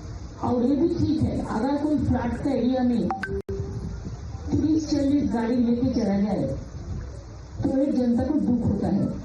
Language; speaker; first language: Hindi; non-native, local second language; Bangla